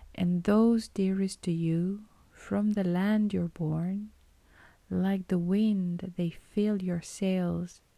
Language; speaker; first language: English; non-native, fluent; Romanian